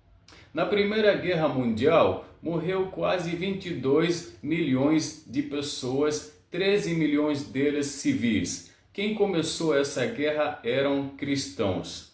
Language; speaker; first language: Portuguese; non-native, learner; Arabic